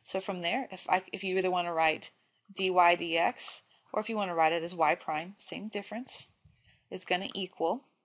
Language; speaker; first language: English; native; English